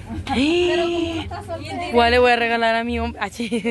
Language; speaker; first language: Spanish; native; Spanish